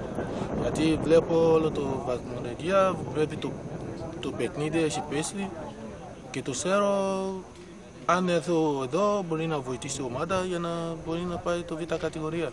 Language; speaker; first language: Greek; non-native, learner; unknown